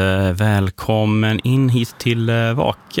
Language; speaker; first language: Swedish; native; Swedish